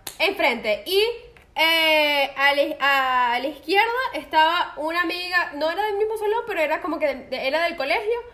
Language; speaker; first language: Spanish; native; Spanish